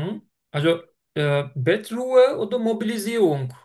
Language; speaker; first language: German; non-native, fluent; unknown